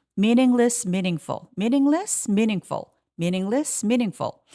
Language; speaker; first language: English; non-native, fluent; Korean